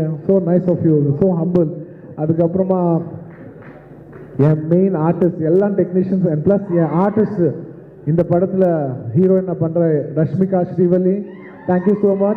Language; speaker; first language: Tamil; non-native, local second language; Telugu